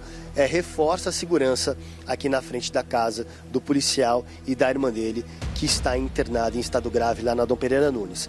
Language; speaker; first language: Portuguese; native; Portuguese